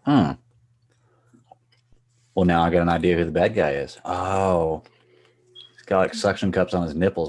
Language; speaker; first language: English; native; English